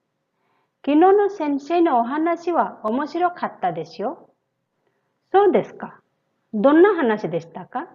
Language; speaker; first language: Japanese; non-native, fluent; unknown